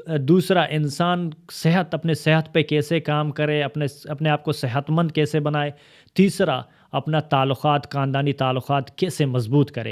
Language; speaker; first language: Urdu; non-native, local second language; Baluchi